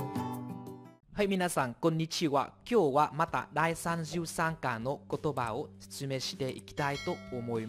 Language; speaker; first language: Japanese; non-native, fluent; Vietnamese